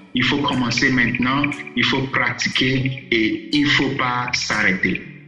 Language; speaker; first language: French; non-native, fluent; Yoruba